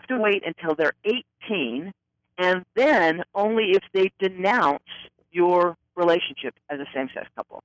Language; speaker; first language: English; native; English